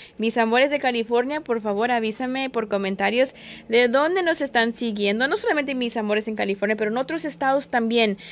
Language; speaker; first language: Spanish; early bilingual, heritage; Spanish